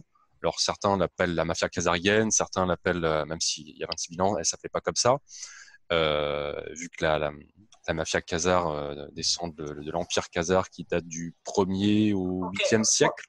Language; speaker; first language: French; native; French